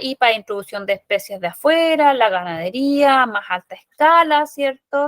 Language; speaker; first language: Spanish; native; Spanish